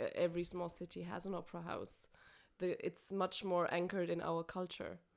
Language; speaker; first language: English; non-native, fluent; German